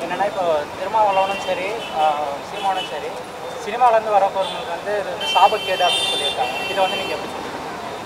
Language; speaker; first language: Tamil; native; Tamil